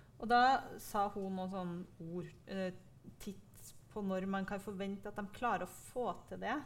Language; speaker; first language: Norwegian; native; Norwegian